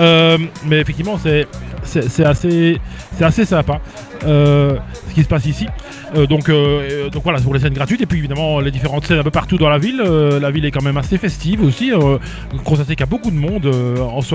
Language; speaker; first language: French; native; French